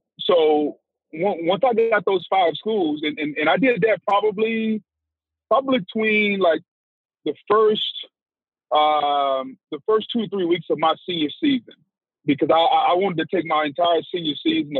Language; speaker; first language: English; native; English